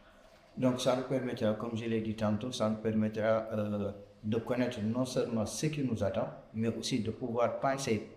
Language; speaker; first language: French; non-native, local second language; Wolof